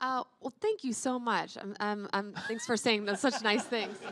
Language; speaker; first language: English; native; English